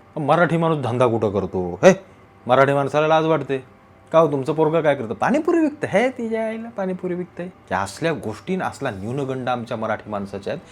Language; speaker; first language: Marathi; native; Marathi